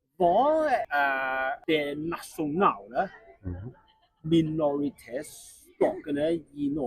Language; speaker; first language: Norwegian; non-native, learner; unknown